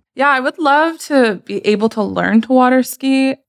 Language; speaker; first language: English; native; English